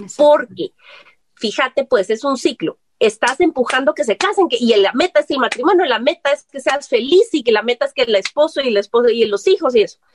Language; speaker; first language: Spanish; native; Spanish